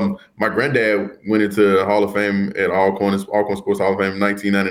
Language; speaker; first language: English; native; English